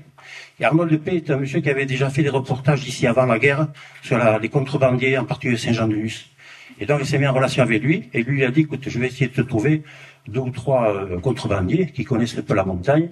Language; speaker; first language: French; native; French